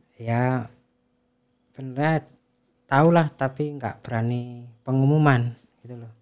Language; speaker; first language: Indonesian; native; Indonesian